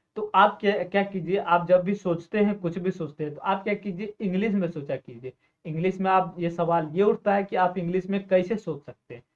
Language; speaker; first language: Hindi; native; Hindi